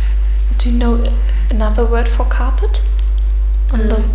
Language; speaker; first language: English; non-native, fluent; German